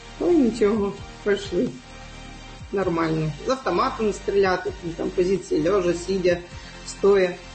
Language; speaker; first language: Ukrainian; non-native, local second language; Crimean Tatar